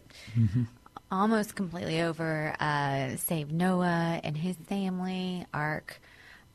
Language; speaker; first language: English; native; English